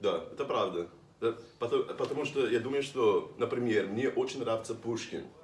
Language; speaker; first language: Russian; non-native, learner; Portuguese